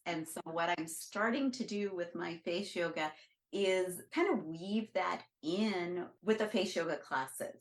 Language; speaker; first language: English; native; English